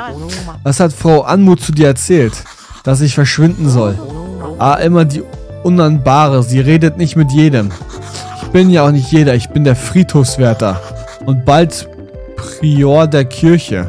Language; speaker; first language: German; native; German